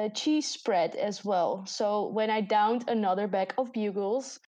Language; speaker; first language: English; non-native, fluent; Dutch